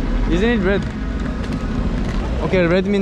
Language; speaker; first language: English; non-native, learner; Korean